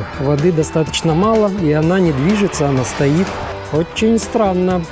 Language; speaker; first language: Russian; native; Russian